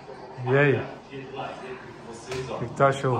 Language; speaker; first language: Portuguese; native; Portuguese